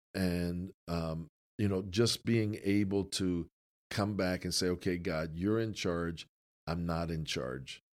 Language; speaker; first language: English; native; English